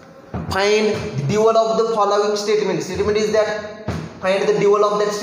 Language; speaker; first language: English; non-native, local second language; Marathi